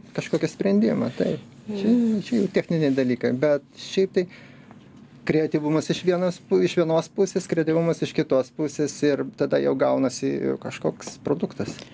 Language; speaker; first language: Lithuanian; non-native, local second language; Russian